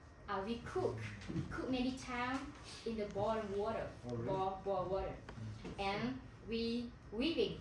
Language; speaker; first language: English; non-native, learner; Hmong